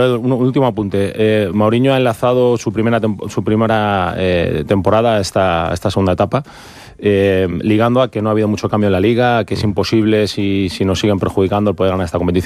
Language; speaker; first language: Spanish; native; Spanish